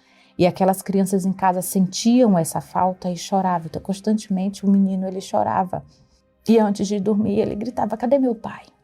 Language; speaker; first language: Portuguese; native; Portuguese